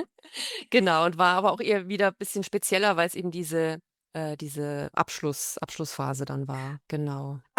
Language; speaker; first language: German; native; German